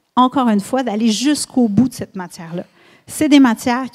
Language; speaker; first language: French; native; French